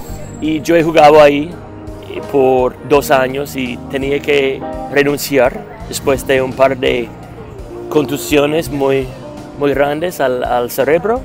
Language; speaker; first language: Spanish; non-native, fluent; English